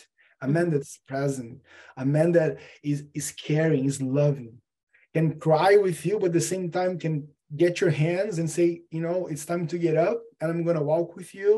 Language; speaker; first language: English; non-native, fluent; Portuguese